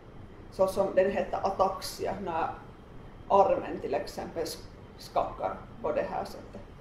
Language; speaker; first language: Swedish; non-native, local second language; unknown